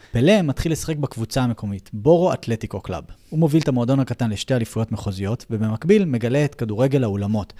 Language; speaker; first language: Hebrew; native; Hebrew